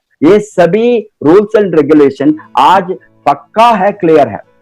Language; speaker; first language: Hindi; non-native, local second language; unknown